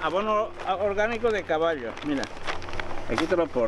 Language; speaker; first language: Spanish; native; Spanish